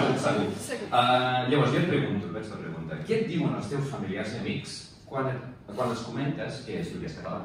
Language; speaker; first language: Catalan; non-native, fluent; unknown